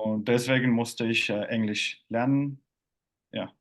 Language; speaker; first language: German; non-native, fluent; Finnish